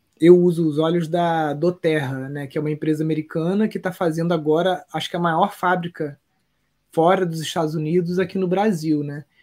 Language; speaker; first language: Portuguese; native; Portuguese